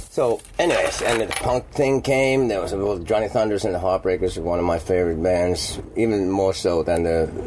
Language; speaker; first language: English; non-native, fluent; Finnish